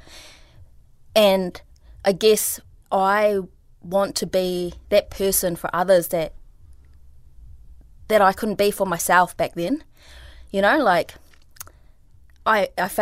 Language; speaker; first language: English; early bilingual, other home language; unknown